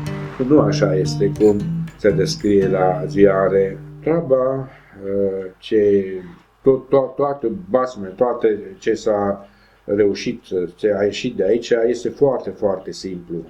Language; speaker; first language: Romanian; non-native, local second language; Hungarian